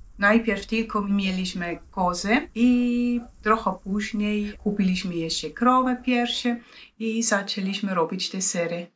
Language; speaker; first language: Polish; non-native, fluent; German